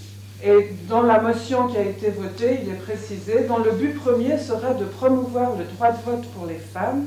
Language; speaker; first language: French; native; French